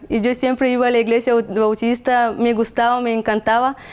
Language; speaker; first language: Spanish; non-native, fluent; Russian